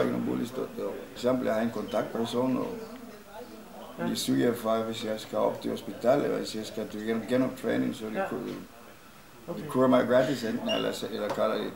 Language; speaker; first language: Danish; non-native, learner; Icelandic